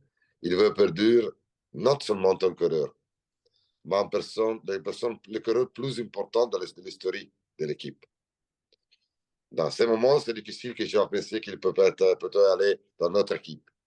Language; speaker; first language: French; non-native, learner; Italian